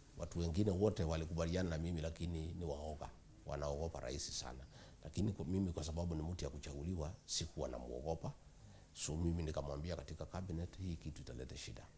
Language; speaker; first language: Swahili; non-native, local second language; Kikuyu